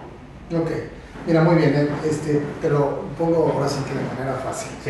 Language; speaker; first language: Spanish; native; Spanish